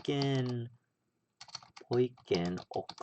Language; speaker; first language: Swedish; non-native, learner; English